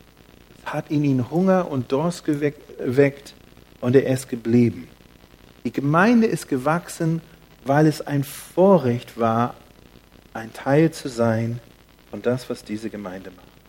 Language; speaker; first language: German; non-native, fluent; English